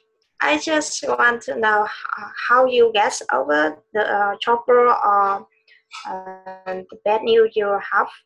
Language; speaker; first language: English; non-native, learner; Vietnamese